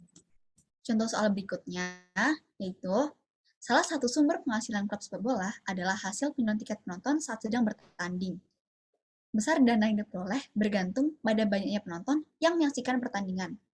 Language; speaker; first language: Indonesian; native; Indonesian